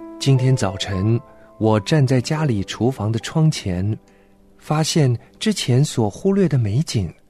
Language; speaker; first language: Chinese; non-native, local second language; Cantonese